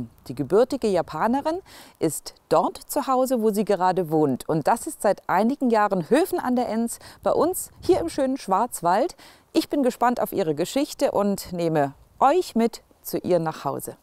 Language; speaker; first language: German; native; German